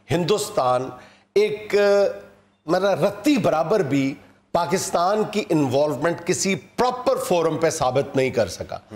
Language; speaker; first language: Urdu; non-native, local second language; Punjabi